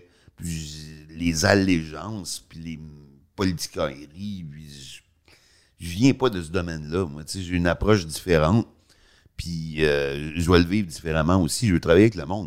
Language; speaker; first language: French; native; French